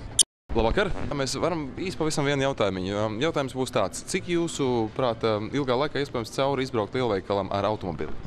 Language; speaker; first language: Latvian; native; Latvian